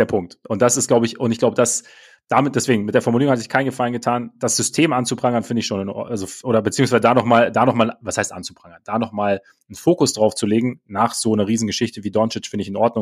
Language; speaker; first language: German; native; German